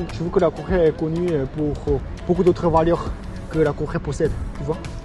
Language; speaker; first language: French; non-native, learner; Korean